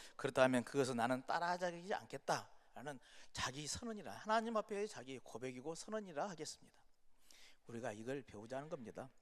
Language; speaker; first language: Korean; native; Korean